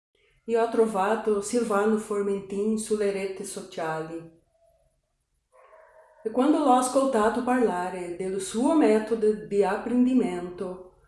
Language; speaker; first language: Italian; non-native, learner; Portuguese